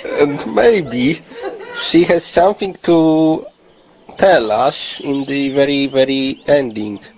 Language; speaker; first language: English; non-native, learner; Polish